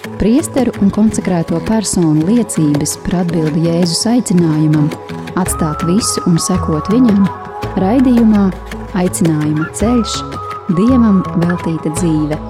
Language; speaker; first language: Latvian; non-native, fluent; French